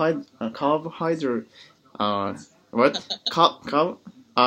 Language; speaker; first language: English; non-native, learner; Japanese